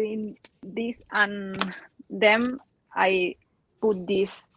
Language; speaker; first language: English; non-native, learner; Spanish